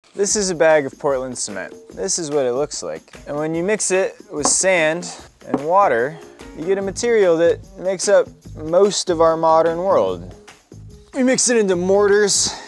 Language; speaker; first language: English; native; English